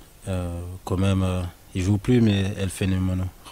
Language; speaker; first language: French; non-native, local second language; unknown